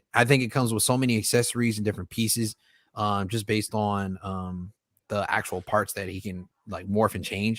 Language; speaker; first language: English; native; English